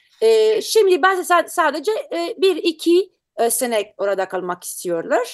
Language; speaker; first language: Turkish; non-native, learner; Italian